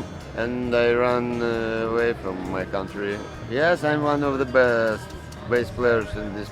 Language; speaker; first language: English; non-native, learner; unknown